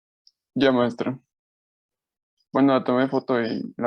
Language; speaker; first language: Spanish; native; Spanish